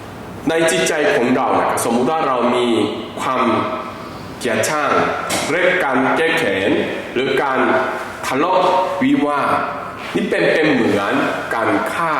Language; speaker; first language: Thai; non-native, fluent; Korean